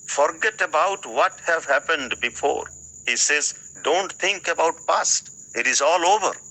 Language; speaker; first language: English; non-native, local second language; Odia